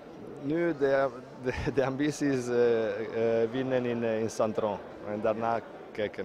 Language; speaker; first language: Dutch; non-native, fluent; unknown